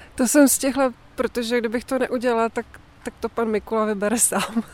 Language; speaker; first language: Czech; native; Czech